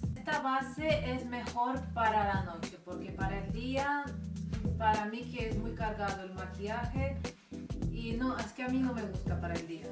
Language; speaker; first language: Spanish; non-native, fluent; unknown